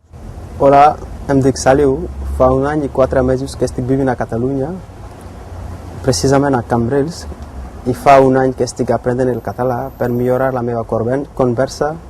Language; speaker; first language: Catalan; non-native, learner; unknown